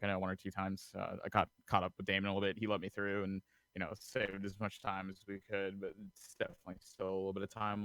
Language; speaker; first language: English; native; English